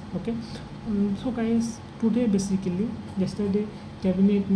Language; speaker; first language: English; non-native, learner; Hindi